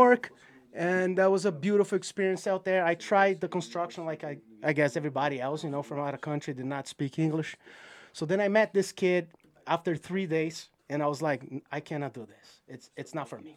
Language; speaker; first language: English; non-native, fluent; Portuguese